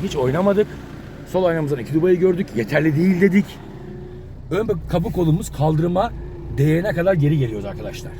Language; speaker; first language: Turkish; native; Turkish